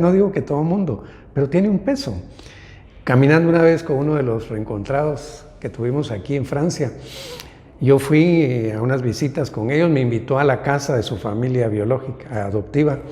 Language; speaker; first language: Spanish; native; Spanish